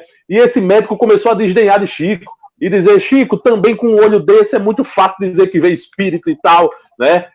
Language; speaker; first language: Portuguese; native; Portuguese